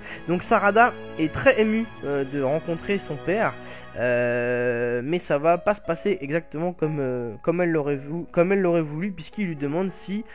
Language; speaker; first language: French; native; French